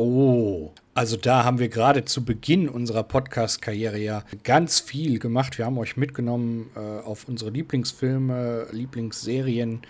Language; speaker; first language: German; native; German